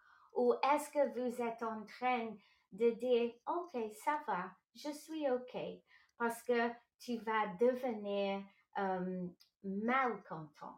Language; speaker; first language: French; non-native, local second language; English